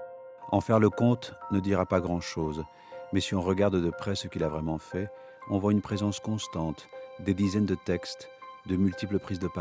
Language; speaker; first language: French; native; French